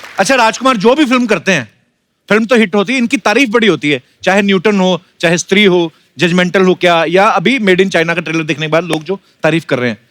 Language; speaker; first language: Hindi; non-native, local second language; Punjabi